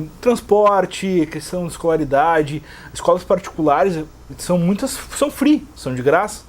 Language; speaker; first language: Portuguese; native; Portuguese